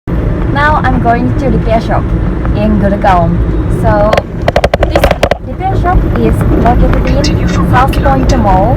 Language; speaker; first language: English; non-native, learner; Japanese